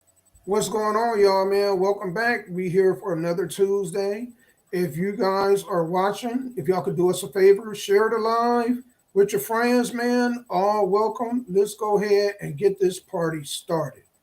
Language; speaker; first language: English; native; English